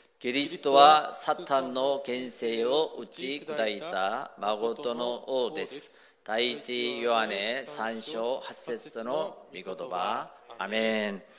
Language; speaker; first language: Japanese; non-native, fluent; Korean